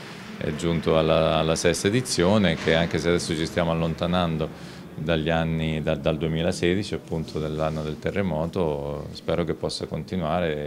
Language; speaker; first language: Italian; native; Italian